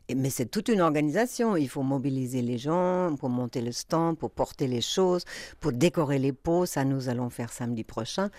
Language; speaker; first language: French; non-native, fluent; German